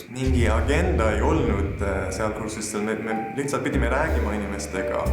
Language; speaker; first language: Estonian; non-native, learner; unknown